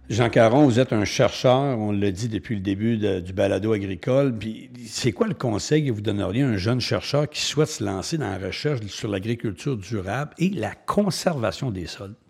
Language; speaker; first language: French; native; French